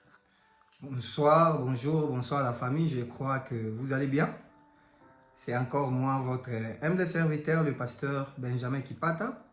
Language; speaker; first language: French; non-native, local second language; Lingala